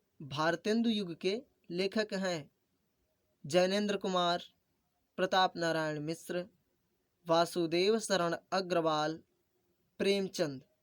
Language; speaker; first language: Hindi; native; Hindi